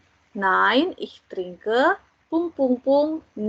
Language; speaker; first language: German; non-native, fluent; Indonesian